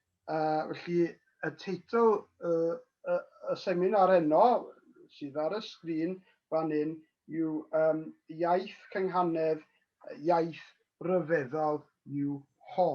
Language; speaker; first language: Welsh; native; Welsh